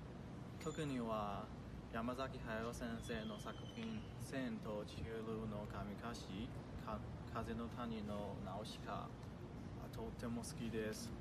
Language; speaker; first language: Japanese; non-native, learner; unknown